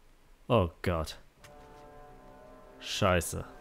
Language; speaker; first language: German; native; German